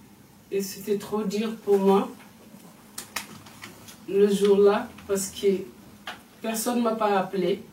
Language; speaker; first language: French; non-native, fluent; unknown